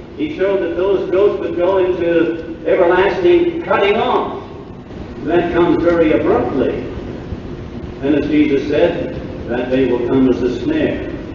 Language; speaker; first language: English; native; English